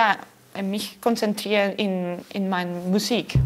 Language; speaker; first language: German; non-native, fluent; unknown